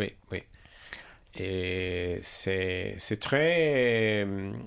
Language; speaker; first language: French; non-native, learner; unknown